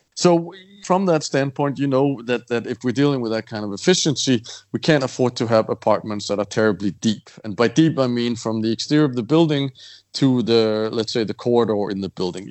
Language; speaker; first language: English; non-native, fluent; Danish